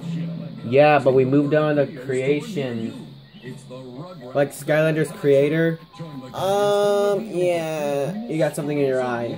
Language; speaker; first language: English; native; English